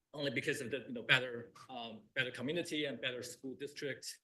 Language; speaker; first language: English; non-native, fluent; Chinese